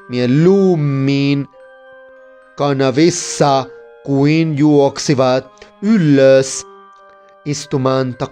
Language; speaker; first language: Finnish; non-native, learner; Spanish